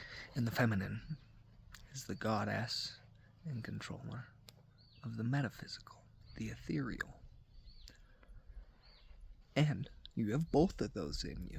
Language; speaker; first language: English; native; English